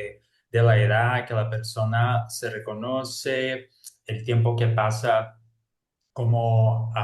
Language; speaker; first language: Spanish; non-native, fluent; Portuguese